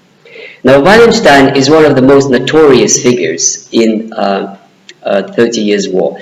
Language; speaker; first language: English; non-native, fluent; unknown